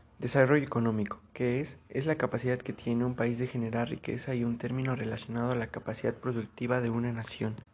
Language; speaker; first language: Spanish; native; Spanish